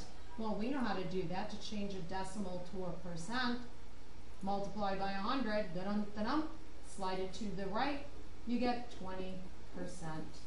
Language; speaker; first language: English; native; English